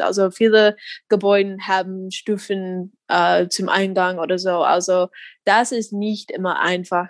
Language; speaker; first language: German; non-native, fluent; English